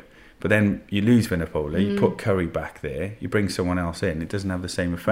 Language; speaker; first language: English; native; English